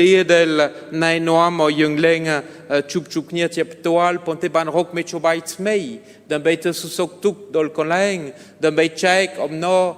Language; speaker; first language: Khmer; non-native, fluent; French